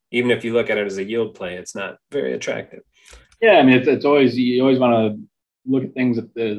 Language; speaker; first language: English; native; English